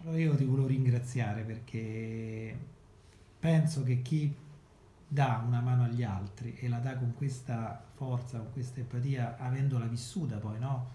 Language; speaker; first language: Italian; native; Italian